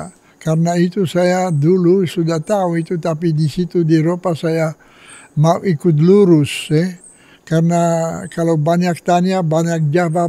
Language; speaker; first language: Indonesian; non-native, fluent; Polish